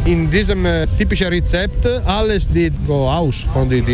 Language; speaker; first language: German; non-native, learner; Italian